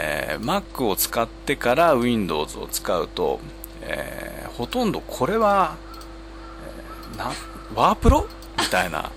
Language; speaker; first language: Japanese; native; Japanese